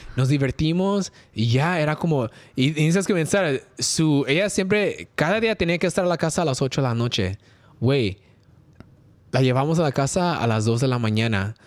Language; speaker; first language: Spanish; early bilingual, heritage; Spanish